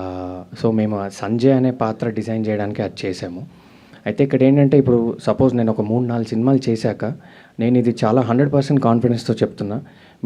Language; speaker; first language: Telugu; native; Telugu